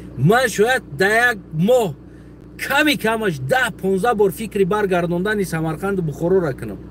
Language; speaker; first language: Tajik; non-native, local second language; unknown